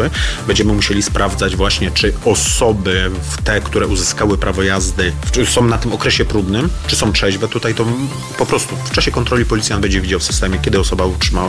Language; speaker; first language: Polish; native; Polish